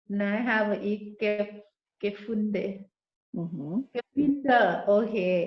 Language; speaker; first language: German; non-native, learner; Thai